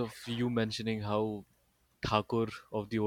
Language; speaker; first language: English; non-native, local second language; Bangla